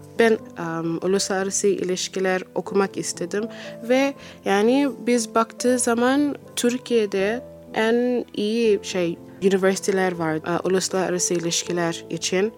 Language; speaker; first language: Turkish; non-native, learner; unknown